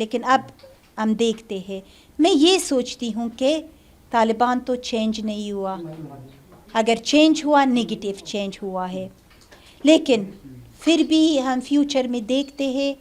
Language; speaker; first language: Hindi; non-native, learner; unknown